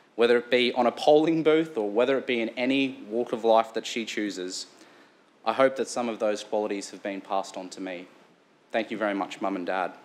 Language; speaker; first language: English; native; English